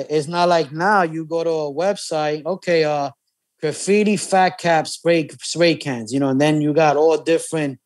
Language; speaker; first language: English; native; English